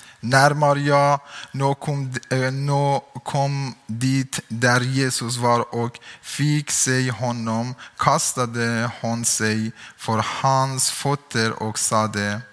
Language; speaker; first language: Swedish; non-native, learner; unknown